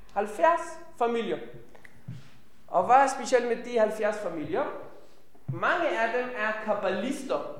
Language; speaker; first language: Danish; non-native, fluent; Hebrew